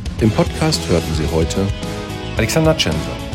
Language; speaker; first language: German; native; German